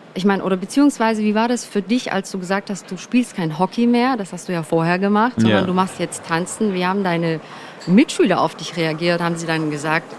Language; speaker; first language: German; early bilingual, other home language; Turkish